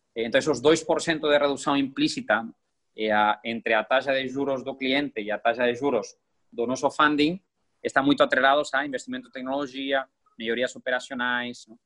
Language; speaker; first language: Portuguese; non-native, fluent; Spanish